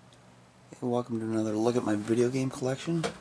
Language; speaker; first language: English; native; English